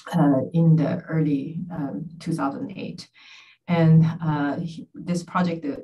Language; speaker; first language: English; non-native, fluent; Chinese